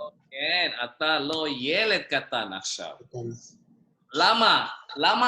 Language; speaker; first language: Hebrew; non-native, fluent; Indonesian